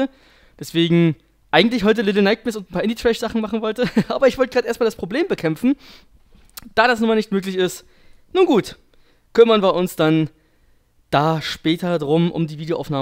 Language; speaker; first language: German; native; German